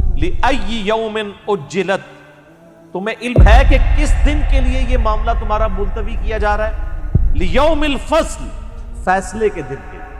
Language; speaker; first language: Urdu; non-native, local second language; Punjabi